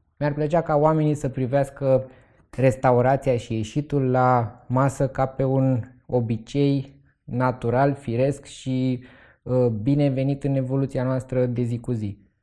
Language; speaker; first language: Romanian; native; Romanian